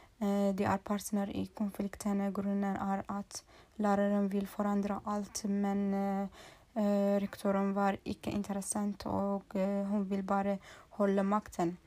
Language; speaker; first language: Swedish; non-native, learner; Norwegian